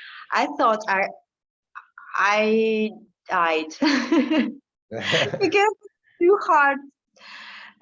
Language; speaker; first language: English; non-native, learner; Russian